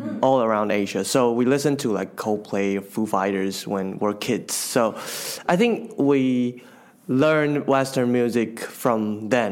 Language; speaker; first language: English; non-native, fluent; Chinese